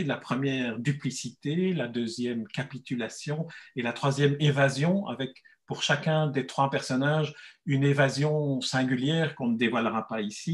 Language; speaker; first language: French; native; French